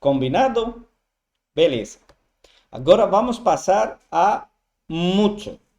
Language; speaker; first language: Portuguese; non-native, fluent; Spanish